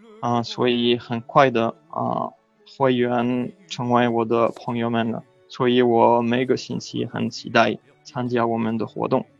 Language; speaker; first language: Chinese; non-native, learner; French